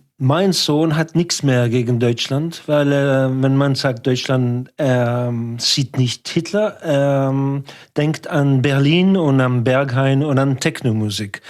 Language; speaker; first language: German; non-native, local second language; French